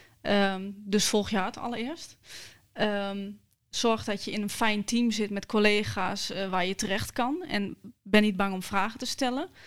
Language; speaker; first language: Dutch; native; Dutch